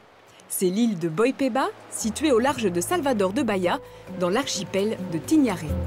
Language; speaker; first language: French; native; French